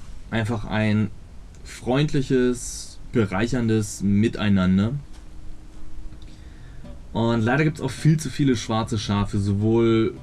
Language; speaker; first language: German; native; German